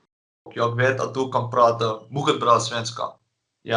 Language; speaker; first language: Swedish; non-native, learner; Dutch